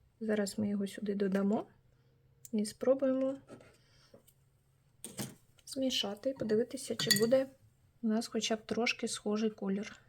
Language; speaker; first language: Ukrainian; native; Ukrainian